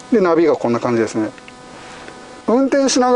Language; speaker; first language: Japanese; native; Japanese